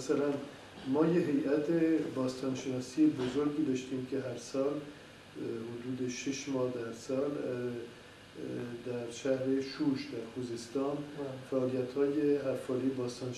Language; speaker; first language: Persian; non-native, fluent; French